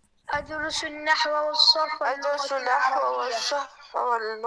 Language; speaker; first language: Arabic; non-native, learner; Urdu